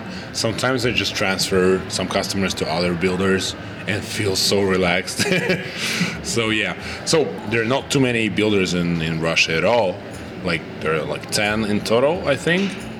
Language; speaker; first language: English; non-native, fluent; Russian